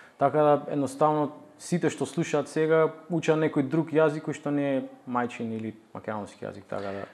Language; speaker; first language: Macedonian; native; Macedonian